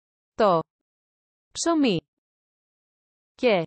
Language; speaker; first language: Greek; non-native, learner; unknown